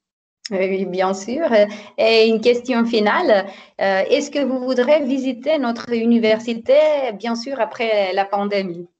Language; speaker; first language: French; non-native, fluent; Macedonian